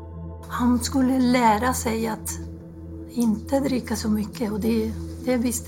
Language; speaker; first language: Swedish; non-native, fluent; Spanish